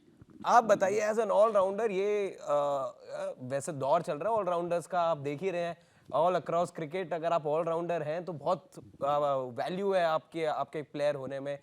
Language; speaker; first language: Hindi; native; Hindi